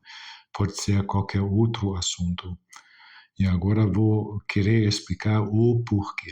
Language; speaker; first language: Portuguese; non-native, fluent; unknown